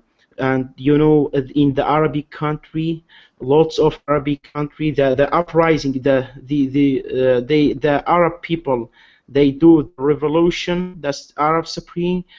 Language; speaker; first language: English; non-native, learner; Arabic